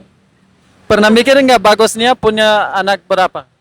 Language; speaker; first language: Indonesian; non-native, fluent; Persian